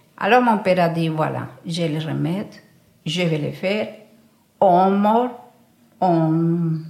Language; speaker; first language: French; non-native, fluent; Spanish